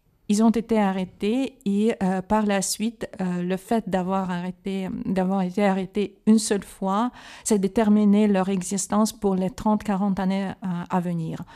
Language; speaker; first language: French; non-native, fluent; Russian